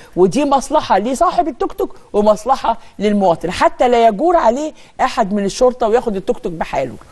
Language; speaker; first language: Arabic; native; Arabic